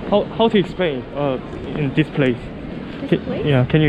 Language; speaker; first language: English; non-native, learner; Korean